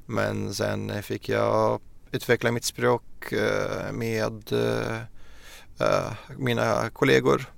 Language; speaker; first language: Swedish; non-native, fluent; Arabic